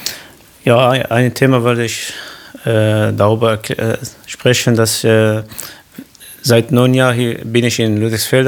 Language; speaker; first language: German; non-native, learner; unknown